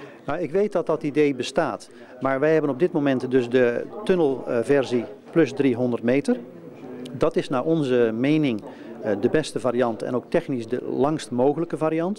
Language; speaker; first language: Dutch; native; Dutch